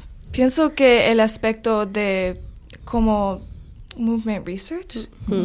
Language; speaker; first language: Spanish; non-native, learner; English